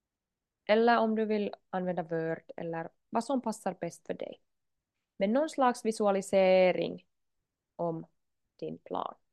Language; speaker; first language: Swedish; non-native, local second language; Finnish